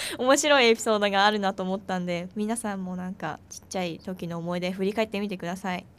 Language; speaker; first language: Japanese; native; Japanese